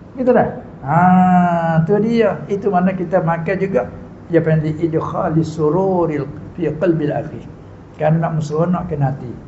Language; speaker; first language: Malay; native; Malay